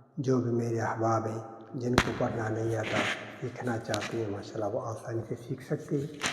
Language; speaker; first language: Urdu; non-native, local second language; Sindhi